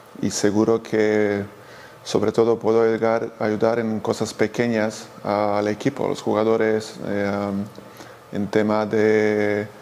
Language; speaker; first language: Spanish; non-native, fluent; Serbian